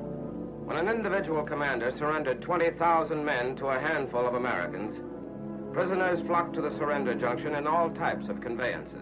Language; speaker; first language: English; native; English